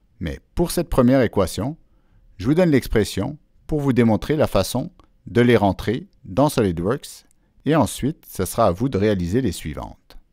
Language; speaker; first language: French; native; French